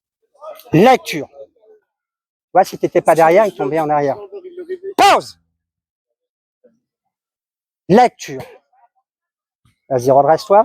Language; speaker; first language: French; native; French